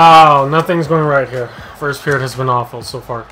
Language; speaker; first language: English; native; English